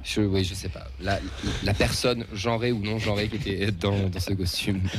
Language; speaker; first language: French; native; French